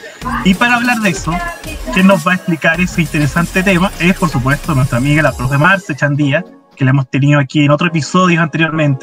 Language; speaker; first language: Spanish; native; Spanish